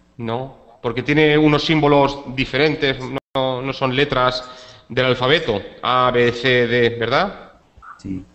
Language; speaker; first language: Spanish; native; Spanish